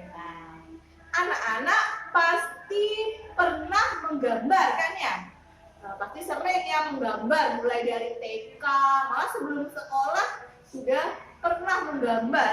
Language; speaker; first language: Indonesian; native; Indonesian